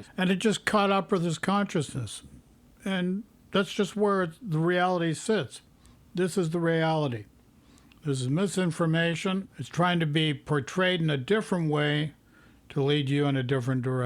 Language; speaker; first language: English; native; English